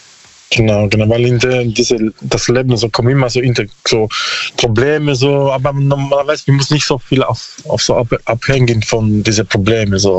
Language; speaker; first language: German; non-native, learner; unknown